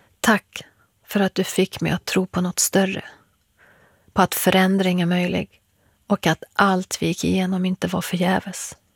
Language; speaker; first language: Swedish; early bilingual, other home language; Persian